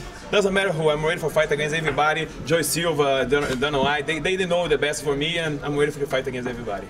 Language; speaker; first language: English; non-native, learner; Portuguese